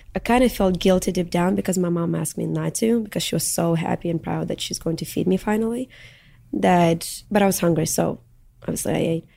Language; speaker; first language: English; early bilingual, other home language; Russian